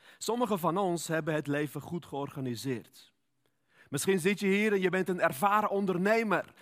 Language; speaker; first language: Dutch; non-native, fluent; Armenian